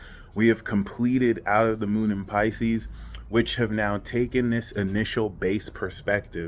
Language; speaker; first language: English; native; English